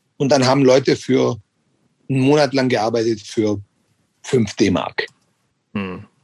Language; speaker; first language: German; native; German